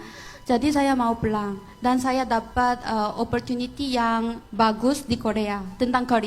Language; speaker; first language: Indonesian; non-native, fluent; Korean